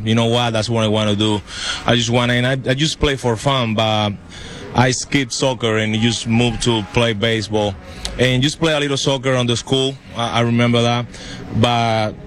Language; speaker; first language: English; non-native, learner; Spanish